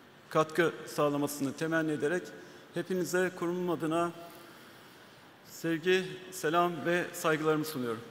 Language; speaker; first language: Turkish; native; Turkish